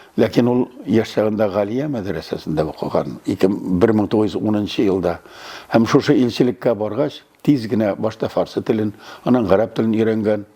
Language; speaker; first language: Tatar; native; Tatar